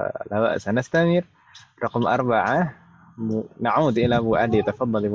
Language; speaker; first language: Arabic; non-native, fluent; Indonesian